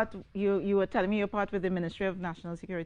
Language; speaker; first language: English; native; English